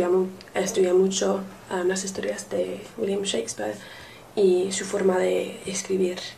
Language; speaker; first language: Spanish; non-native, learner; English